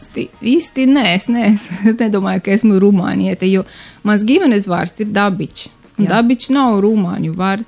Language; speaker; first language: Latvian; non-native, learner; Romanian